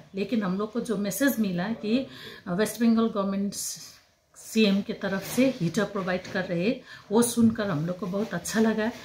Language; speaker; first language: Hindi; non-native, local second language; Nepali